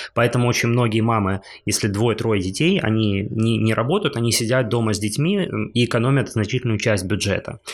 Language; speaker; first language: Russian; native; Russian